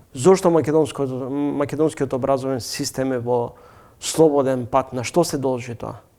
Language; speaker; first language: Macedonian; native; Macedonian